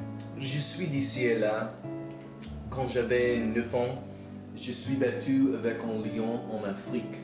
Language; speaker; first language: French; non-native, learner; English